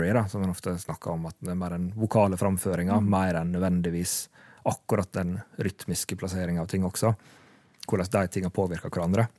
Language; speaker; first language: Norwegian; native; Norwegian